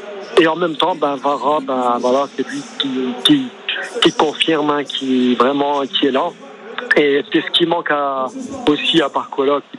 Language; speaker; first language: French; native; French